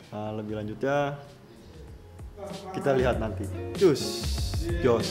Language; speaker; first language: Indonesian; native; Indonesian